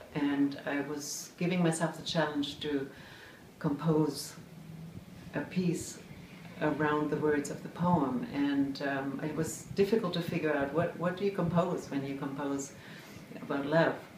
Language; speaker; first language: English; non-native, fluent; German